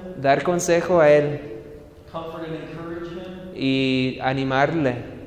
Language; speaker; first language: Spanish; non-native, fluent; English